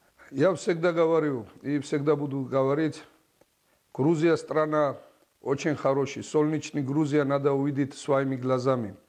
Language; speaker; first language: Russian; non-native, learner; Georgian